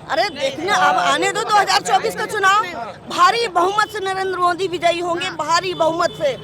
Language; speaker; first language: Hindi; native; Hindi